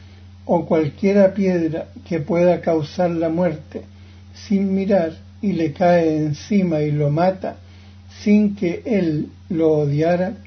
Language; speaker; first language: Spanish; native; Spanish